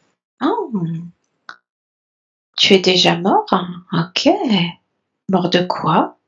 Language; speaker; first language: French; native; French